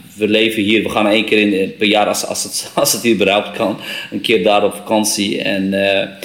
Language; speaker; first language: Dutch; native; Dutch